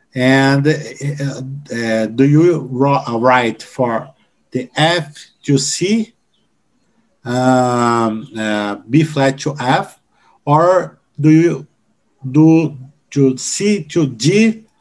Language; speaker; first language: English; non-native, learner; Portuguese